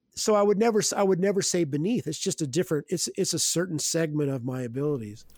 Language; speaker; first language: English; native; English